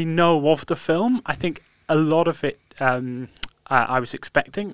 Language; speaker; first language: English; native; English